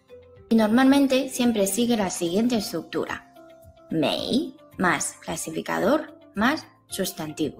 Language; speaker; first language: Spanish; non-native, fluent; Chinese